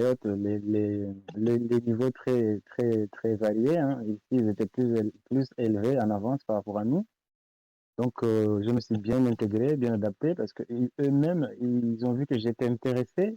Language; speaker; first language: French; non-native, local second language; Comorian